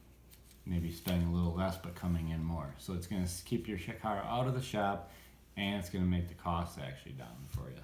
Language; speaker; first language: English; native; English